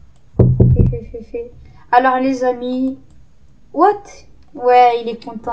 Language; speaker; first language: French; native; French